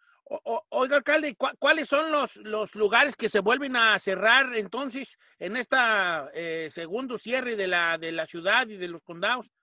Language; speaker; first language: Spanish; native; Spanish